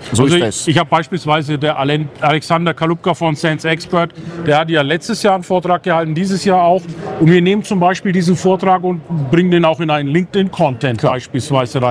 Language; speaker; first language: German; native; German